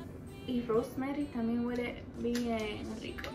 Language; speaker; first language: Spanish; early bilingual, heritage; Spanish